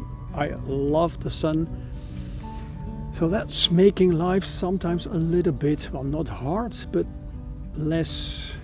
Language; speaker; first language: English; non-native, fluent; Dutch